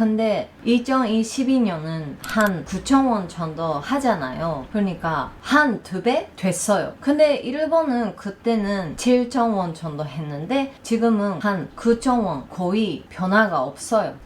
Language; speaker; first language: Korean; non-native, learner; Japanese